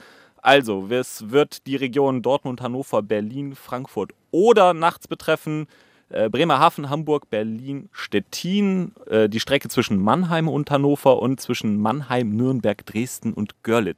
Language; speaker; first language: German; native; German